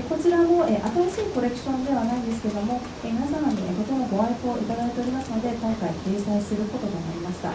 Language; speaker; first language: Japanese; native; Japanese